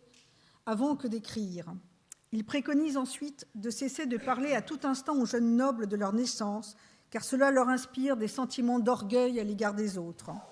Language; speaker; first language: French; native; French